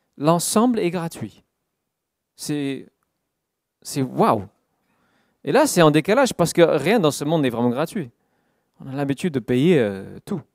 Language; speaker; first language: French; non-native, fluent; English